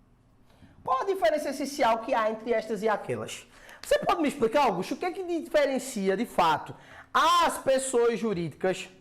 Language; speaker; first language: Portuguese; native; Portuguese